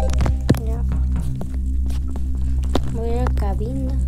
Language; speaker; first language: Spanish; native; Spanish